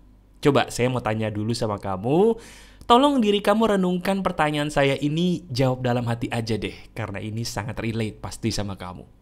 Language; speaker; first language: Indonesian; native; Indonesian